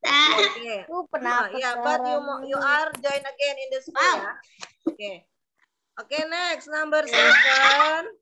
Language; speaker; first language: English; non-native, learner; Indonesian